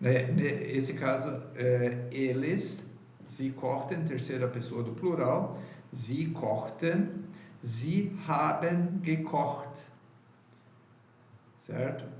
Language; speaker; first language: German; non-native, fluent; Portuguese